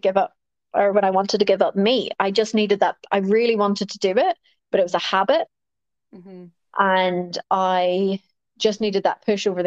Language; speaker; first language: English; native; English